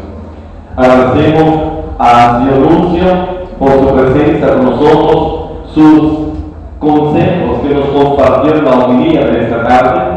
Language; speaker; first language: Spanish; native; Spanish